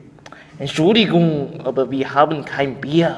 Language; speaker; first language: German; non-native, learner; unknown